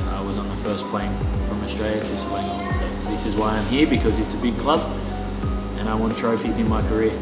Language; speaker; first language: English; native; English